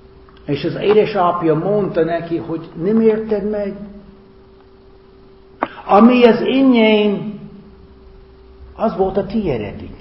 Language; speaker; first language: Hungarian; non-native, fluent; English